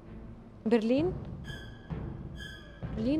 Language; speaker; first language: Arabic; native; Arabic